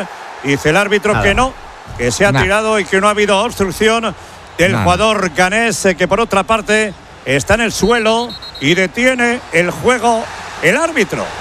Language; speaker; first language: Spanish; native; Spanish